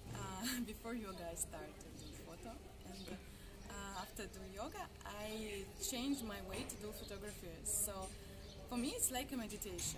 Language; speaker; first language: English; non-native, learner; Russian